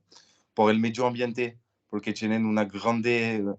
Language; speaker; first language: Spanish; non-native, learner; French